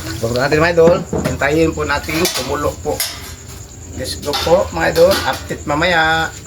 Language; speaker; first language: Filipino; non-native, local second language; Cebuano